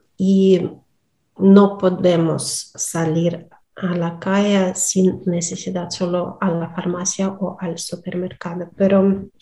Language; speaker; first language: Spanish; non-native, fluent; Russian